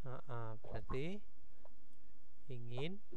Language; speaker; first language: Indonesian; native; Indonesian